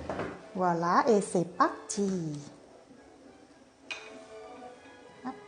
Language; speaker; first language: French; non-native, learner; Thai